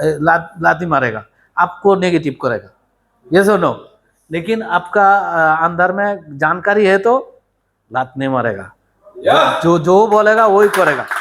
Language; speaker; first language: Hindi; non-native, learner; Bangla